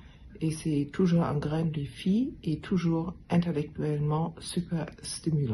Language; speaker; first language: French; non-native, fluent; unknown